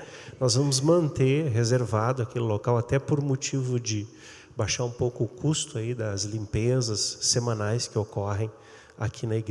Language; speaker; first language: Portuguese; native; Portuguese